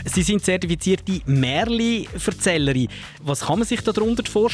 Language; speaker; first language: German; native; German